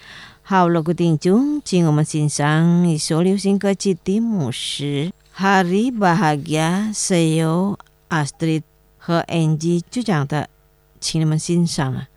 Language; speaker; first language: Chinese; non-native, learner; Indonesian